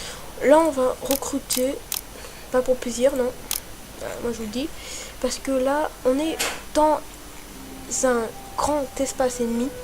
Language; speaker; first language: French; native; French